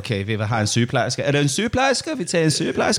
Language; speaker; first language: Danish; non-native, learner; English